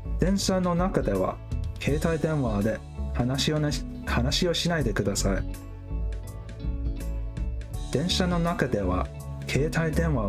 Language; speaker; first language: Japanese; non-native, learner; English